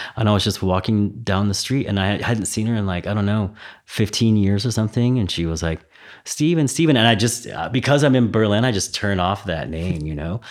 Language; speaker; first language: English; native; English